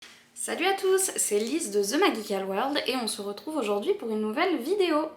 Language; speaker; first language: French; native; French